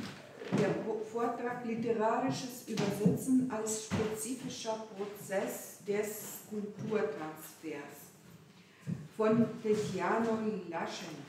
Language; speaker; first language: German; non-native, fluent; Ukrainian